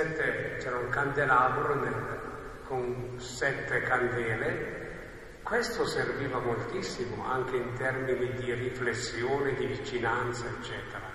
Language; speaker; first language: Italian; native; Italian